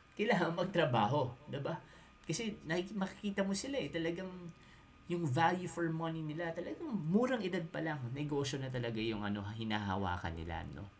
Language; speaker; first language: Filipino; native; Filipino